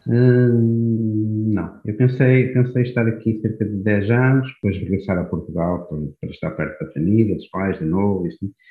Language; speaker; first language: Portuguese; native; Portuguese